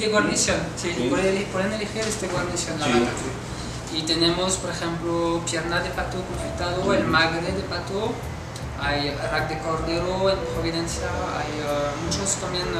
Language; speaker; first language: Spanish; non-native, fluent; French